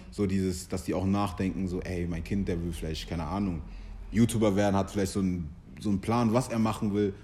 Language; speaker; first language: German; early bilingual, other home language; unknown